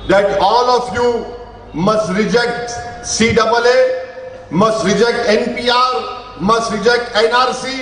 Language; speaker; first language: English; non-native, local second language; Urdu